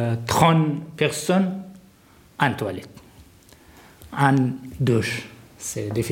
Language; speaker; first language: French; non-native, learner; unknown